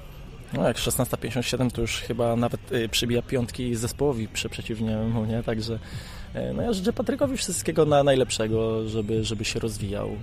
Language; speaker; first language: Polish; native; Polish